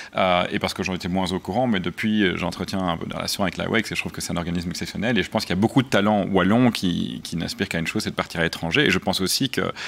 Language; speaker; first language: French; native; French